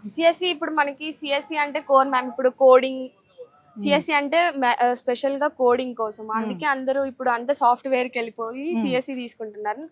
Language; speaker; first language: Telugu; native; Telugu